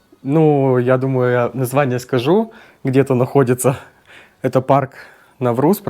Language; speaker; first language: Russian; native; Russian